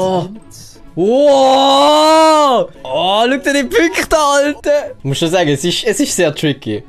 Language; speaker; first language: German; native; German